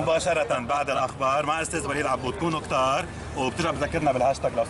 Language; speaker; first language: Arabic; native; Arabic